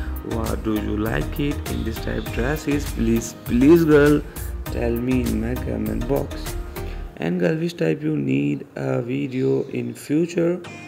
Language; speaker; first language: English; non-native, learner; Urdu